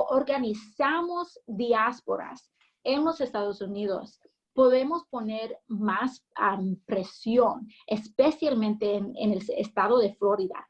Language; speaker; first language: Spanish; early bilingual, heritage; English